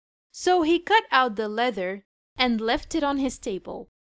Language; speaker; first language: English; non-native, fluent; Arabic